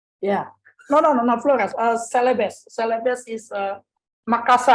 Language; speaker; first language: English; non-native, learner; Indonesian